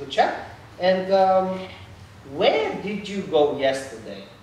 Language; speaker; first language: English; non-native, fluent; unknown